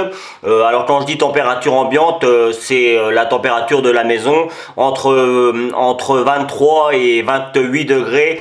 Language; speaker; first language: French; native; French